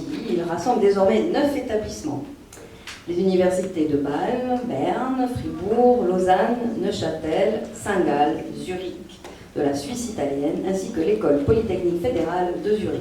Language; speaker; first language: French; native; French